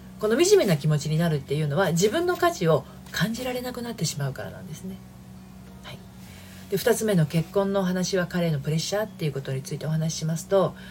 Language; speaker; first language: Japanese; native; Japanese